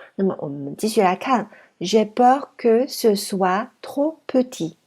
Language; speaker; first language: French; non-native, fluent; Chinese